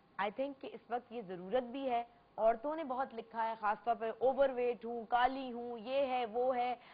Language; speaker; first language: Urdu; native; Urdu